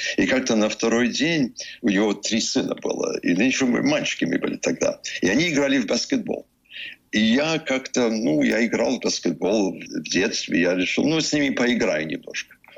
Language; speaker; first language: Russian; early bilingual, heritage; Russian